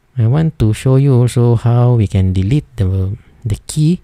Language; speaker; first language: English; non-native, local second language; Filipino